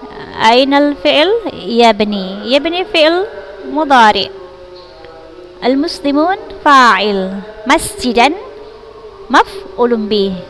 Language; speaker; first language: Arabic; non-native, fluent; Indonesian